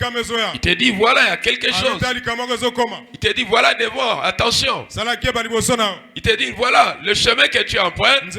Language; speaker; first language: French; non-native, local second language; Lingala